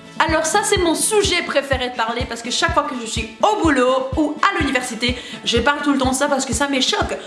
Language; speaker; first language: French; non-native, learner; Spanish